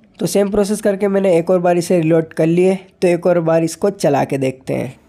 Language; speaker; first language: Hindi; native; Hindi